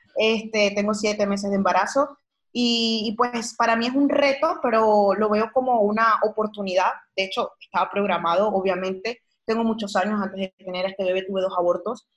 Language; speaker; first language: Spanish; native; Spanish